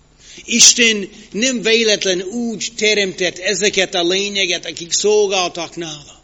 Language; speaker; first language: Hungarian; non-native, fluent; English